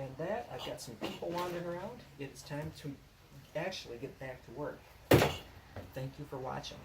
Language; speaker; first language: English; native; English